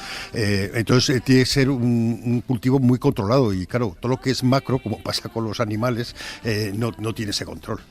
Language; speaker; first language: Spanish; native; Spanish